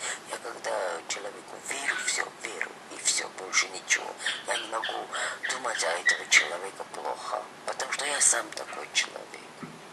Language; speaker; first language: Russian; non-native, fluent; Georgian